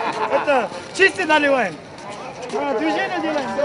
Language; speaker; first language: Russian; non-native, local second language; Kyrgyz